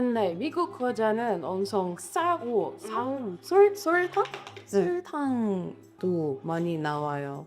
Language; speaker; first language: Korean; non-native, learner; English